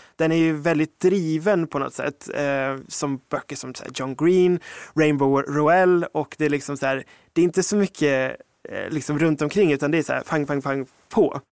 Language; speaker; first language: Swedish; early bilingual, other home language; English